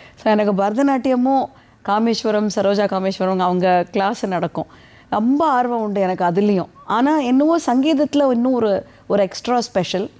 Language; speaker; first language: Tamil; native; Tamil